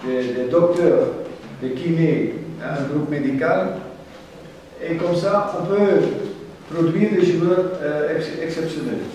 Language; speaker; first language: French; non-native, fluent; German